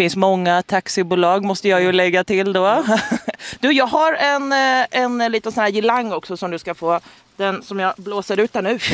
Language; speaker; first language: Swedish; native; Swedish